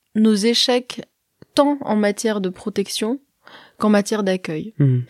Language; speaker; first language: French; early bilingual, other home language; Arabic